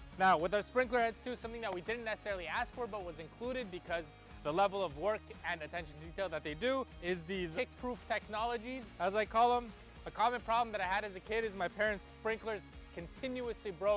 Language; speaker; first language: English; native; English